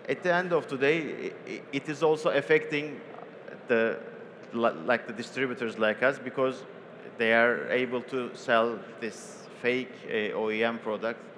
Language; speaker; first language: English; non-native, fluent; Turkish